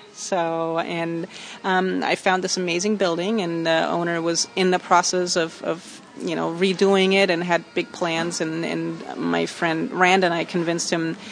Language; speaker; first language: English; non-native, fluent; German